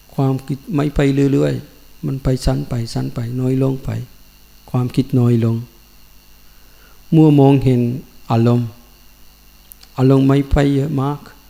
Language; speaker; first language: Thai; non-native, learner; Sinhala